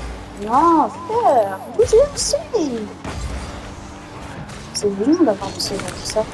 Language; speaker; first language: French; native; French